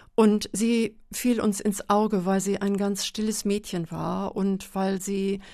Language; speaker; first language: German; native; German